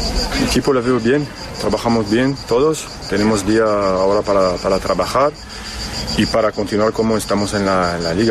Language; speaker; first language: Spanish; non-native, fluent; French